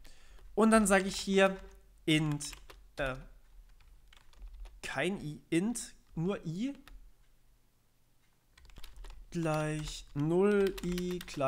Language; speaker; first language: German; native; German